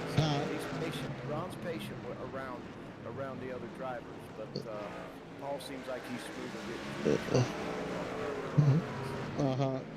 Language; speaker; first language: English; native; English